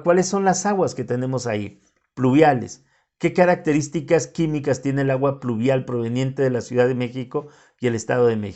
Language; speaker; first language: Spanish; native; Spanish